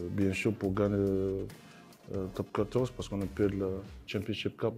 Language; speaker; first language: French; non-native, learner; English